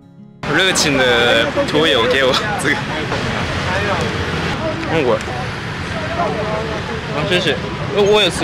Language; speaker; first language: Chinese; non-native, fluent; Japanese